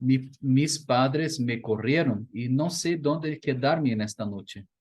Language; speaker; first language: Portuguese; non-native, learner; Spanish